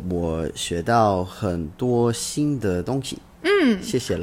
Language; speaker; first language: Chinese; non-native, learner; English